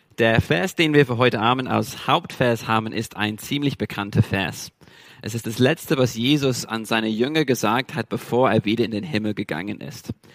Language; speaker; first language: German; non-native, fluent; English